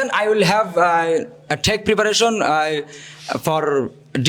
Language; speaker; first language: English; non-native, learner; Bangla